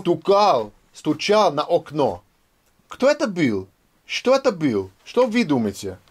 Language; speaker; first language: Russian; non-native, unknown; English